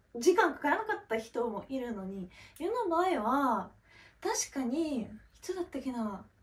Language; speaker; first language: Japanese; non-native, fluent; Russian